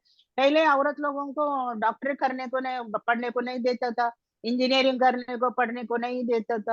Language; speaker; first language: Hindi; non-native, local second language; Tamil